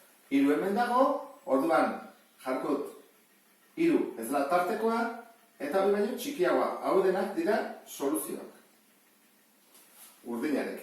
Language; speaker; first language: Basque; native; Basque